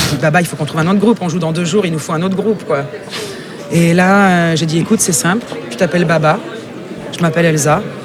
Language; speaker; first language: French; non-native, fluent; Russian